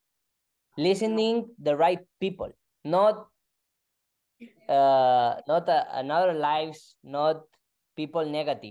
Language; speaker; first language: English; non-native, learner; Spanish